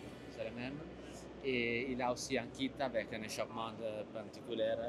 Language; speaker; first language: French; non-native, learner; Italian